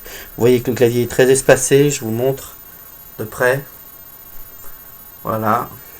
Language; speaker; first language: French; native; French